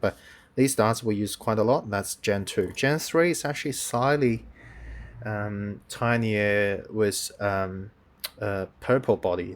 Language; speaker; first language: English; non-native, fluent; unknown